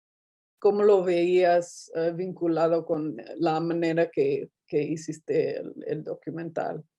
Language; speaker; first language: Spanish; non-native, fluent; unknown